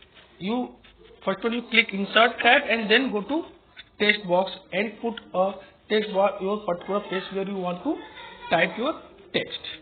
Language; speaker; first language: English; non-native, local second language; Hindi